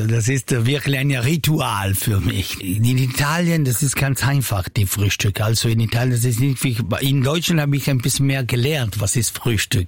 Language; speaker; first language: German; non-native, learner; Italian